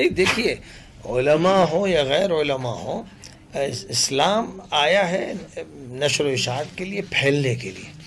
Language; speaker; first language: Urdu; native; Urdu